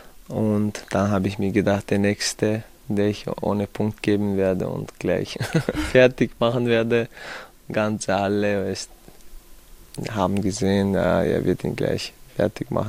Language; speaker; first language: German; non-native, fluent; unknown